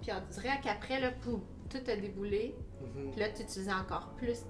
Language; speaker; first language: French; native; French